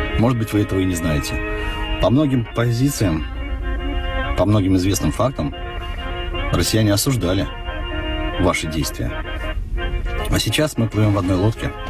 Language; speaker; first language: Russian; native; Russian